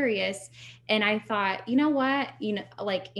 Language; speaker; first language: English; native; English